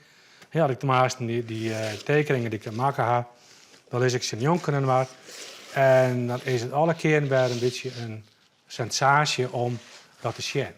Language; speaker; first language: Dutch; non-native, local second language; Western Frisian